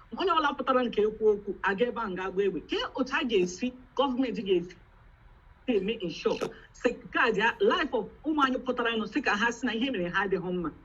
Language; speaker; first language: Igbo; native; Igbo